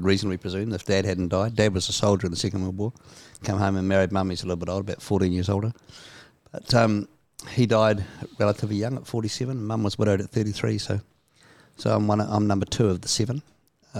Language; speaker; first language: English; native; English